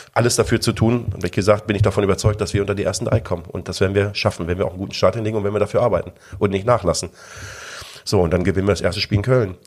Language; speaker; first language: German; native; German